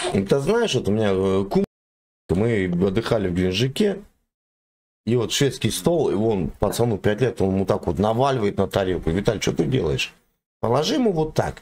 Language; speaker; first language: Russian; native; Russian